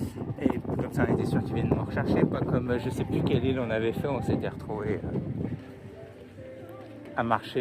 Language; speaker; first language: French; native; French